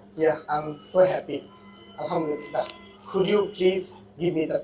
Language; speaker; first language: English; non-native, learner; Bangla